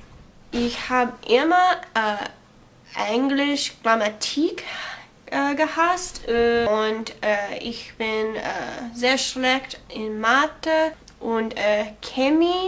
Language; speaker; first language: German; non-native, learner; English